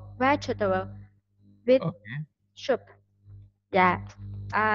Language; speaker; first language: English; non-native, learner; Vietnamese